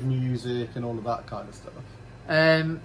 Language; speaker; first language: English; native; English